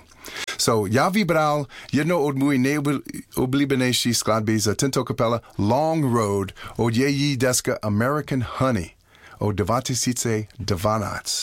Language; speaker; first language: Czech; non-native, learner; English